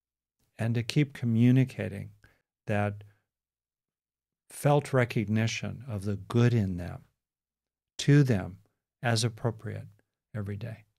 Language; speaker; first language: English; native; English